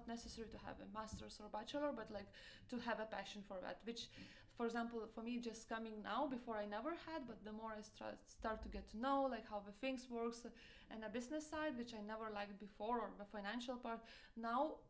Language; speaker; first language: English; non-native, fluent; Lithuanian